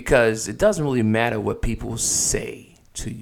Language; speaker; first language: English; native; English